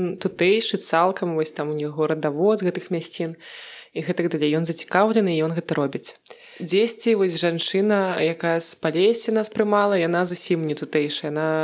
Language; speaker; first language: Belarusian; non-native, local second language; Russian